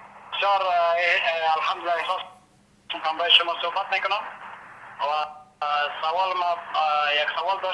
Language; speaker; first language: Persian; non-native, local second language; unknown